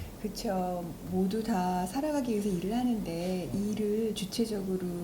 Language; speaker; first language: Korean; native; Korean